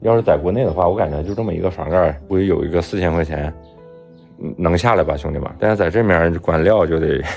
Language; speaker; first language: Chinese; native; Chinese